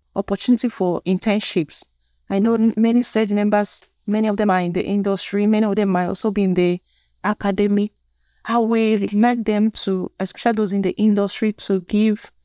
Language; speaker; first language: English; non-native, local second language; Igbo